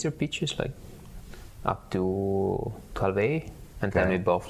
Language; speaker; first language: English; non-native, fluent; Italian